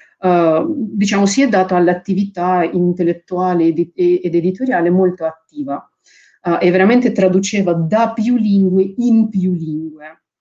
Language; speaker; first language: Italian; non-native, fluent; Russian